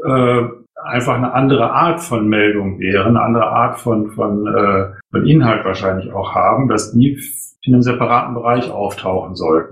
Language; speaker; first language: German; native; German